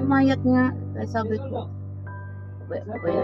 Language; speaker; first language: Filipino; non-native, local second language; Bikol